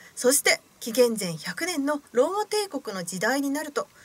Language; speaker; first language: Japanese; native; Japanese